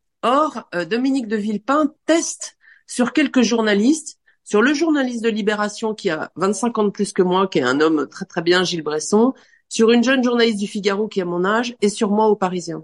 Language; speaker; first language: French; native; French